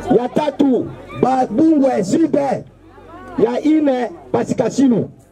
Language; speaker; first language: Swahili; non-native, local second language; Bembe